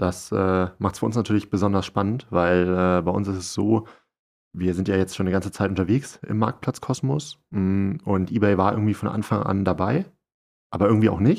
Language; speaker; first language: German; native; German